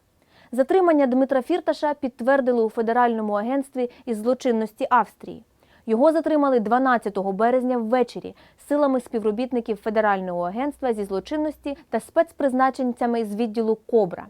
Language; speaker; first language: Ukrainian; native; Ukrainian